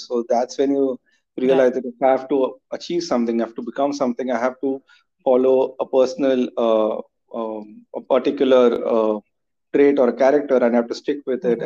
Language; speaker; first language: English; non-native, local second language; Hindi